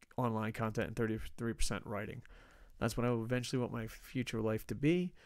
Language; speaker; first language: English; native; English